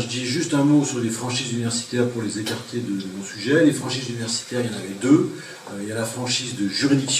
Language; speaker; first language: French; native; French